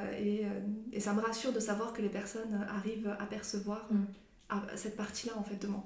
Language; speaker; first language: French; non-native, local second language; Arabic